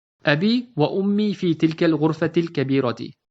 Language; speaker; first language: Arabic; non-native, fluent; English